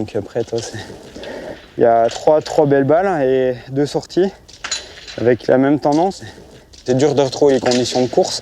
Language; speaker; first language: French; native; French